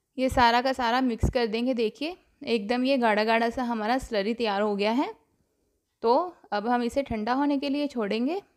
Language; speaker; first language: Hindi; non-native, local second language; Punjabi